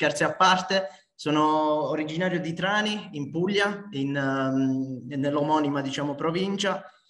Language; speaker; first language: Italian; native; Italian